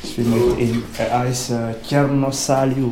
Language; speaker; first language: German; non-native, learner; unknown